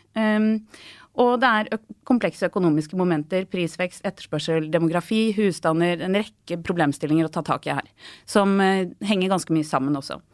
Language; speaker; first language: Norwegian; native; Norwegian